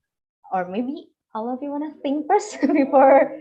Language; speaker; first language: English; non-native, fluent; Indonesian